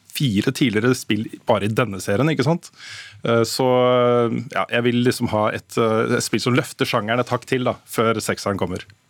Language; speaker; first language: Norwegian; native; Norwegian